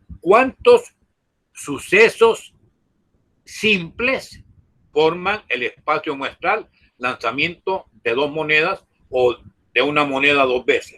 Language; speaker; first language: Spanish; native; Spanish